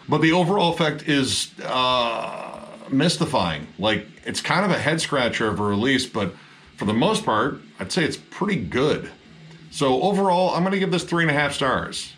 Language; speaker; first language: English; native; English